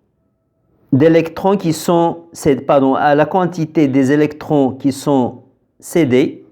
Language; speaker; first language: French; non-native, local second language; Arabic